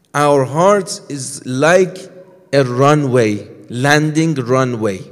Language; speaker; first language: English; non-native, fluent; Persian